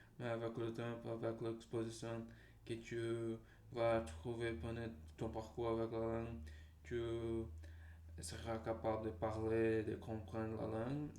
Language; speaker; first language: French; non-native, learner; Portuguese